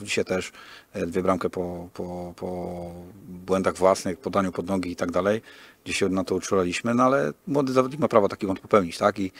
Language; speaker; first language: Polish; native; Polish